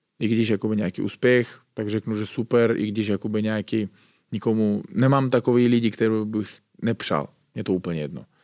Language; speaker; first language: Czech; non-native, fluent; Uzbek